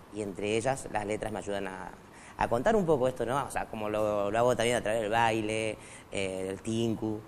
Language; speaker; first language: Spanish; non-native, local second language; Quechua